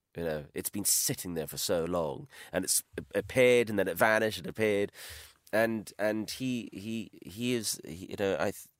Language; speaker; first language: English; native; English